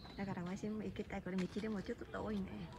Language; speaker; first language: Japanese; non-native, learner; Vietnamese